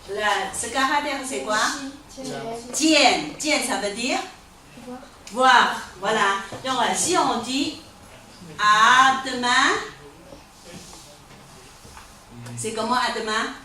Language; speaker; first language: French; non-native, fluent; Chinese